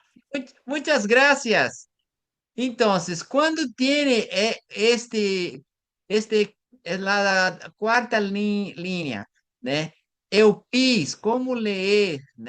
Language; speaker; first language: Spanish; non-native, learner; Portuguese